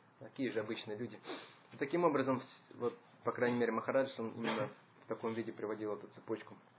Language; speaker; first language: Russian; native; Russian